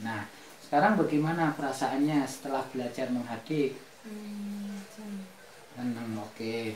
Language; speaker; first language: Indonesian; native; Indonesian